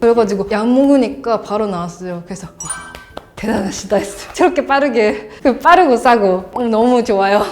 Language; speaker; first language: Korean; non-native, fluent; Japanese